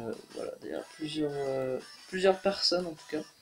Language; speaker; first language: French; native; French